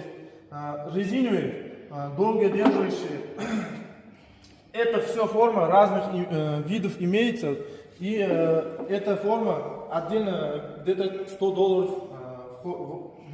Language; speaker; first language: Russian; non-native, fluent; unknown